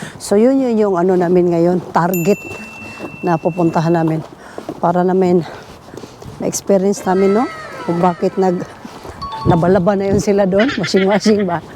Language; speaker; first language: Filipino; non-native, local second language; Cebuano